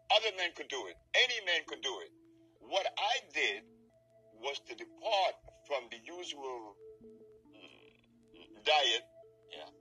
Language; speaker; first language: English; non-native, fluent; Spanish